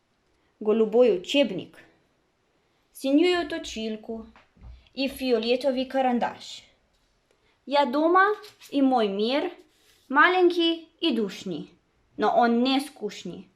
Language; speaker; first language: Russian; non-native, learner; Slovenian